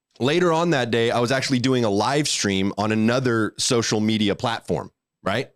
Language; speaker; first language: English; native; English